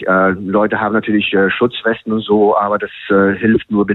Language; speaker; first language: German; non-native, fluent; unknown